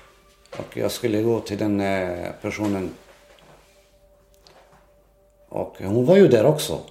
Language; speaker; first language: Swedish; early bilingual, other home language; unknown